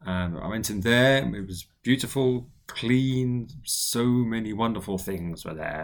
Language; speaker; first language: English; native; English